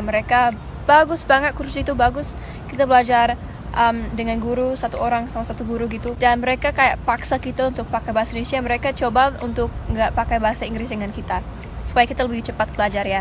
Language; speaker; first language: Indonesian; early bilingual, other home language; English